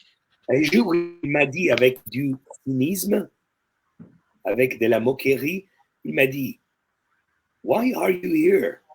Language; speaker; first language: French; non-native, fluent; Italian